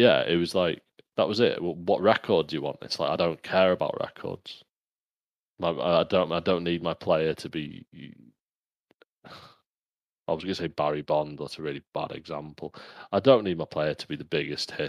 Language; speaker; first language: English; native; English